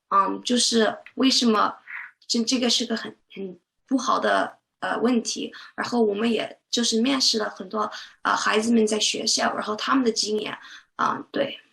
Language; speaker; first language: Chinese; early bilingual, heritage; Chinese